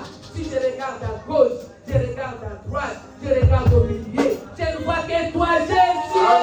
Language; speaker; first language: French; non-native, local second language; Lingala